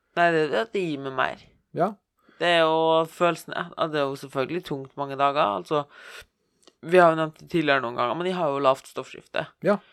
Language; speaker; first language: Norwegian; native; Norwegian